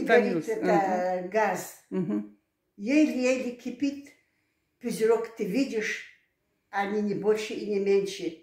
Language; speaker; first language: Russian; non-native, local second language; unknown